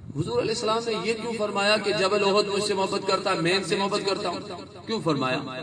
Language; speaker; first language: Urdu; non-native, local second language; Sindhi